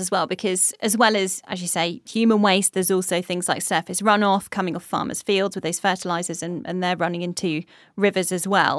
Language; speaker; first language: English; native; English